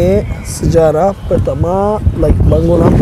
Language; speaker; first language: Indonesian; non-native, learner; Turkish